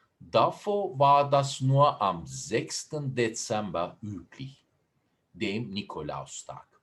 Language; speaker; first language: German; non-native, fluent; Turkish